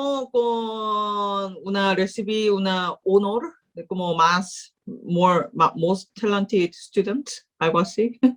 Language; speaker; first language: Spanish; non-native, learner; Korean